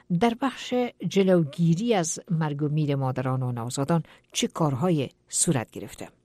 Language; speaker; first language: Persian; native; Persian